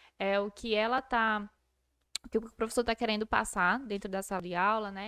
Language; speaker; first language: Portuguese; native; Portuguese